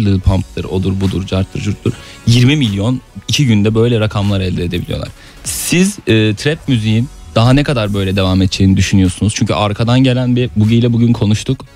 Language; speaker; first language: Turkish; native; Turkish